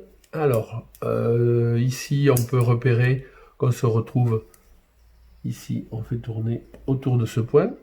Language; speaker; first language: French; native; French